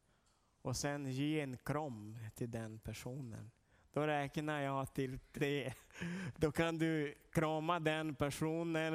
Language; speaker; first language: Swedish; non-native, learner; Portuguese